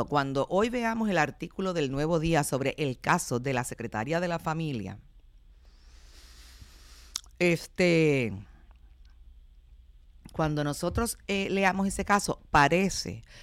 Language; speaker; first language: Spanish; native; Spanish